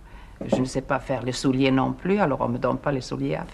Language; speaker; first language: French; non-native, fluent; Swedish